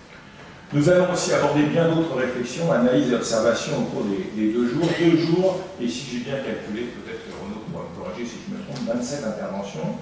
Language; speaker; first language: French; native; French